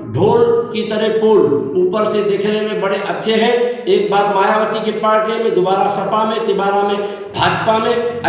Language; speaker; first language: Hindi; native; Hindi